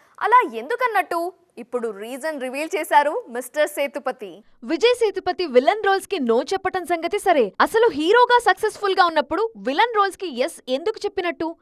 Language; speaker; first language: Telugu; native; Telugu